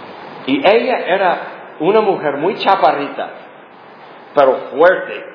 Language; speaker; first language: Spanish; non-native, fluent; English